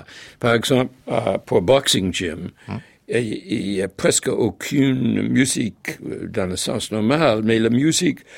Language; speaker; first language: French; non-native, fluent; English